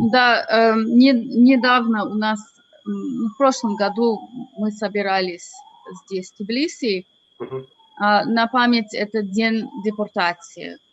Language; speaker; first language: Russian; non-native, fluent; English